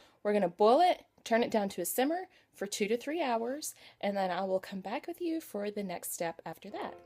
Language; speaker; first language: English; native; English